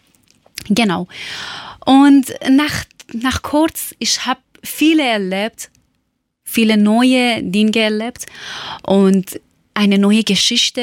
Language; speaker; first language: German; non-native, learner; Persian